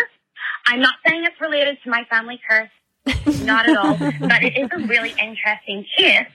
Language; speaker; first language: English; native; English